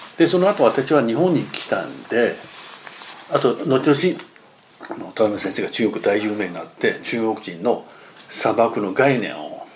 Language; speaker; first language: Japanese; non-native, fluent; Chinese